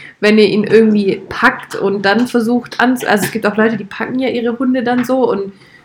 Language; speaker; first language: German; native; German